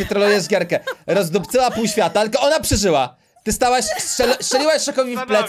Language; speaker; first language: Polish; native; Polish